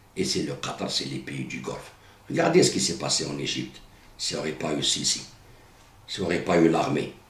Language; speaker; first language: French; non-native, local second language; Arabic